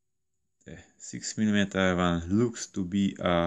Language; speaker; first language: English; non-native, learner; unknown